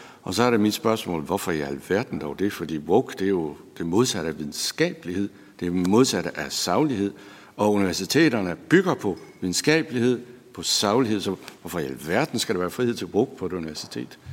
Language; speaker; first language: Danish; native; Danish